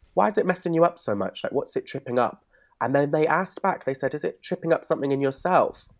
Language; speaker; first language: English; native; English